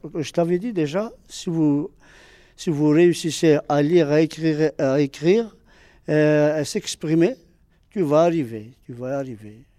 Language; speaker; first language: French; non-native, local second language; Arabic